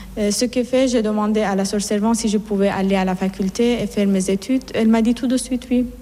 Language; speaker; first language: French; non-native, fluent; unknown